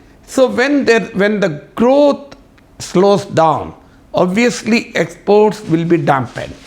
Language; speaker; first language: English; non-native, local second language; Telugu